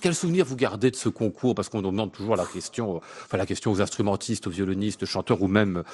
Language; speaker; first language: French; native; French